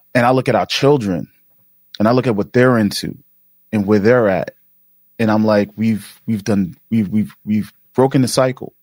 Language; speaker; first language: English; native; English